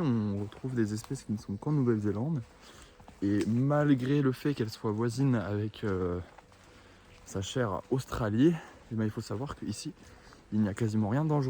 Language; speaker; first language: French; native; French